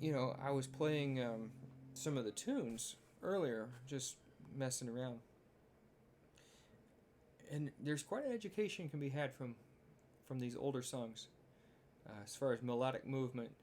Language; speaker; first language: English; native; English